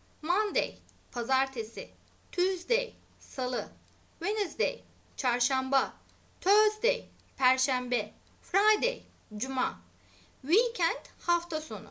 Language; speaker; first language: English; non-native, fluent; Turkish